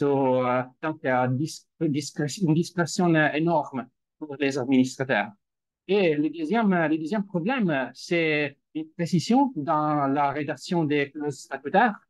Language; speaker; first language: French; non-native, fluent; Italian